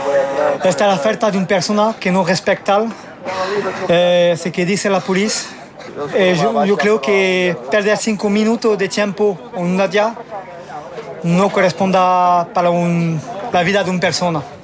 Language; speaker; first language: Spanish; non-native, learner; French